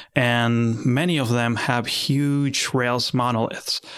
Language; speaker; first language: English; non-native, fluent; Spanish